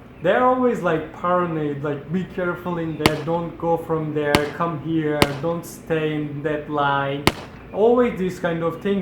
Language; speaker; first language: English; non-native, fluent; Turkish